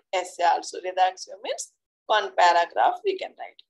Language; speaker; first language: English; non-native, local second language; Telugu